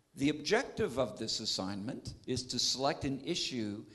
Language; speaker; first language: English; native; English